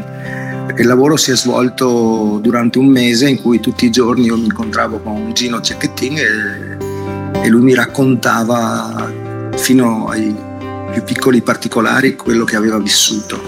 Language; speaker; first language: Italian; native; Italian